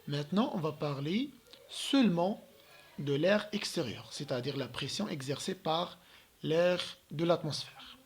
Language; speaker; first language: French; non-native, local second language; Arabic